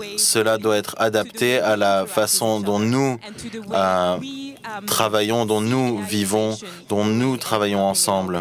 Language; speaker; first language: French; native; French